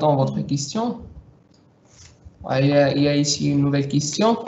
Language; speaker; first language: French; non-native, local second language; Arabic